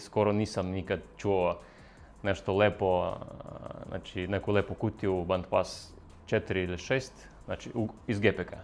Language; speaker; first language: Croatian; non-native, fluent; Russian